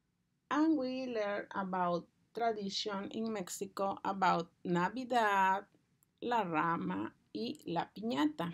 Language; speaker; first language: Spanish; non-native, learner; English